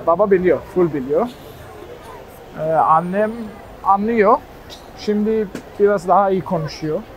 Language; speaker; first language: Turkish; early bilingual, heritage; Turkish